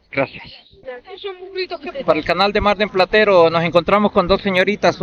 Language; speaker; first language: Spanish; native; Spanish